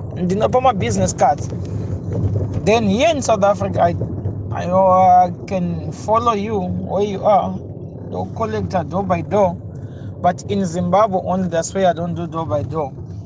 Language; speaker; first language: English; non-native, local second language; Shona